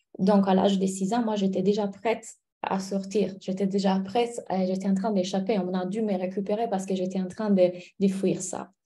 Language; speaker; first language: French; non-native, fluent; Italian